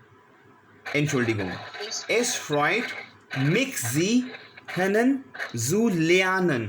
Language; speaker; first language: German; non-native, learner; Hindi